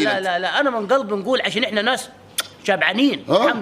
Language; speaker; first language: Arabic; native; Arabic